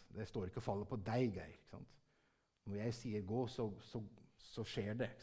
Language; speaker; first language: Norwegian; early bilingual, heritage; Norwegian